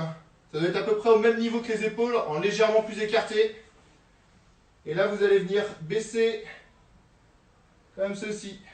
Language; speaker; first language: French; native; French